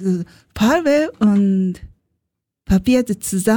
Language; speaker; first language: German; non-native, learner; Japanese